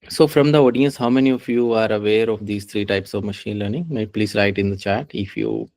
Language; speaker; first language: English; non-native, local second language; Punjabi